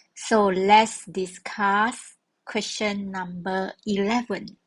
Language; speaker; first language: English; non-native, local second language; Malay